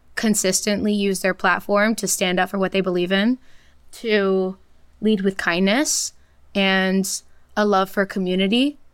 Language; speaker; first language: English; early bilingual, other home language; Portuguese